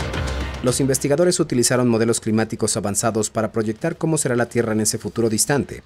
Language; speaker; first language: Spanish; native; Spanish